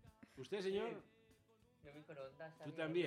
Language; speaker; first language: Spanish; native; Spanish